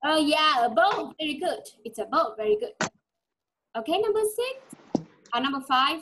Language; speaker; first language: English; non-native, fluent; Vietnamese